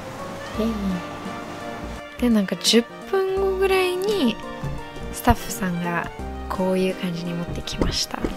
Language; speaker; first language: Japanese; non-native, fluent; English